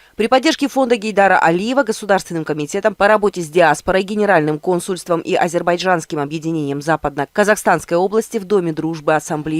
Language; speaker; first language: Russian; native; Russian